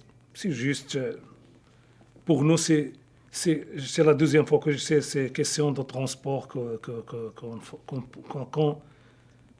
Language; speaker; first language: French; non-native, local second language; Arabic